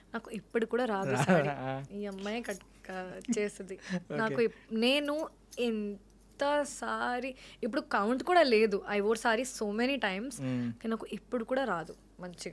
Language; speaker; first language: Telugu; non-native, learner; Hindi